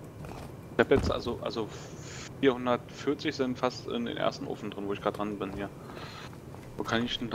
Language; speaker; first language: German; native; German